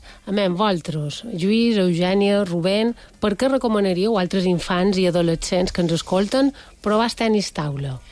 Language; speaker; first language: Catalan; native; Catalan